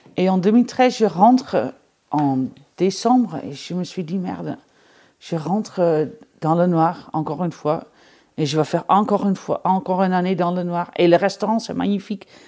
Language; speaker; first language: French; non-native, fluent; Dutch